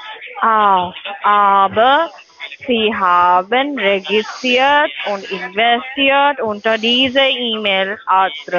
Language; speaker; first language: German; non-native, learner; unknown